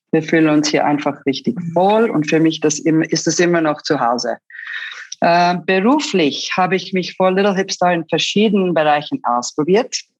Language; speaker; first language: German; early bilingual, other home language; Turkish